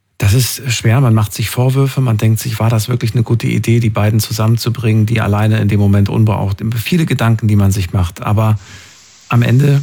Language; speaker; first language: German; native; German